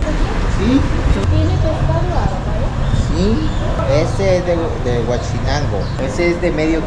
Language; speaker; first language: Spanish; native; Spanish